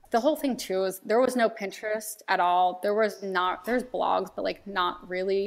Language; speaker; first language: English; native; English